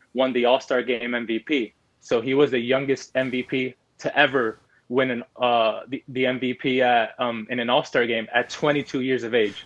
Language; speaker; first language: English; early bilingual, other home language; Spanish